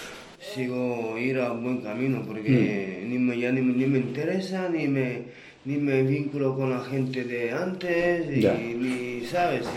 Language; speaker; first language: Spanish; non-native, fluent; Romanian